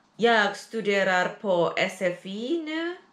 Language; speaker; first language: Indonesian; native; Indonesian